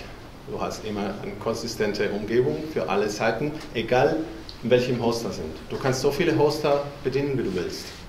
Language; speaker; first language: German; non-native, fluent; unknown